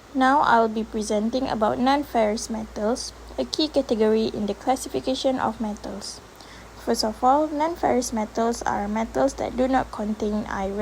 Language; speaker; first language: English; non-native, local second language; Malay